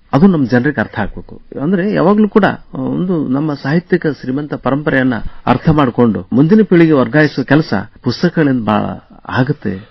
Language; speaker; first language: Kannada; native; Kannada